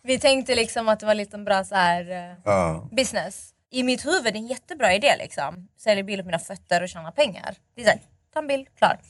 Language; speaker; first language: Swedish; native; Swedish